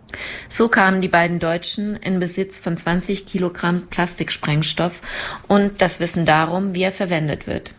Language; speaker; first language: German; native; German